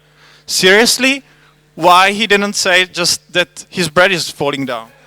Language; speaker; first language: English; non-native, fluent; Czech